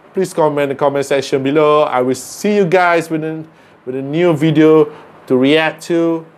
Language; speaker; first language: English; non-native, local second language; Malay